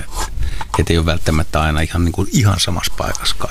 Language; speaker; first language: Finnish; native; Finnish